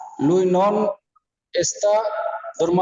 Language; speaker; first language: Italian; non-native, learner; Bangla